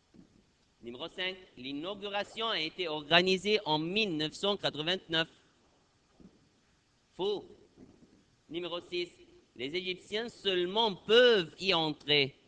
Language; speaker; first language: French; non-native, fluent; Arabic